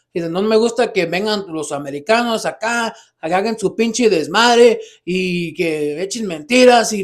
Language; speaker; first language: Spanish; early bilingual, heritage; Spanish